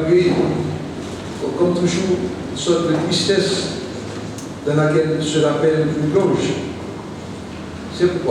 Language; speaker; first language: French; non-native, local second language; Haitian Creole